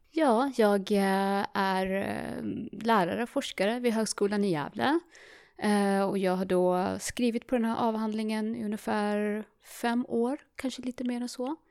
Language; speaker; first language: Swedish; early bilingual, other home language; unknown